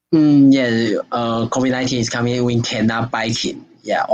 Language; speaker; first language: English; non-native, learner; Chinese